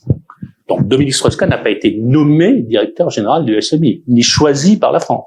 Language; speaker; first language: French; native; French